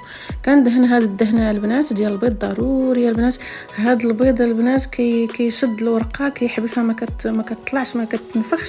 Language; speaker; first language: Arabic; native; Arabic